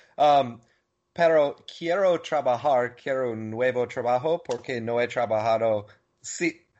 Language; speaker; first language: Spanish; non-native, learner; English